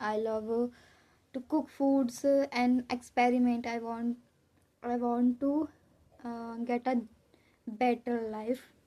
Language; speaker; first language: English; non-native, learner; Hindi